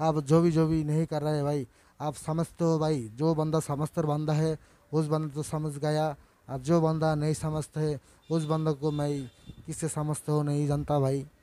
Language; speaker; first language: Hindi; non-native, learner; Bangla